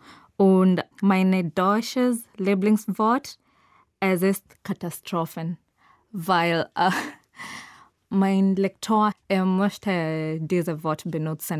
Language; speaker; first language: German; non-native, learner; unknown